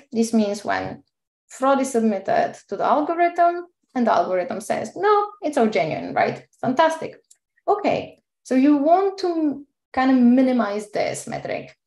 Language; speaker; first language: English; non-native, fluent; Bulgarian